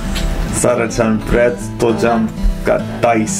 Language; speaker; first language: Japanese; non-native, learner; English